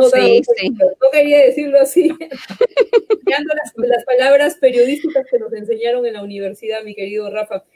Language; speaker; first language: Spanish; native; Spanish